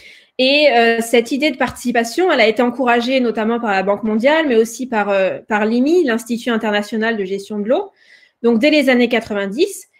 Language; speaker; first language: French; native; French